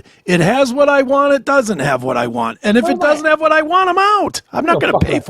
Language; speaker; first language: English; native; English